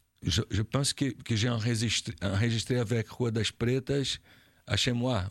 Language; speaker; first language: French; non-native, learner; Portuguese